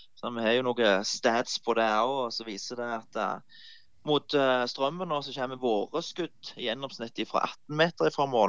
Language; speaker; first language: Norwegian; native; Norwegian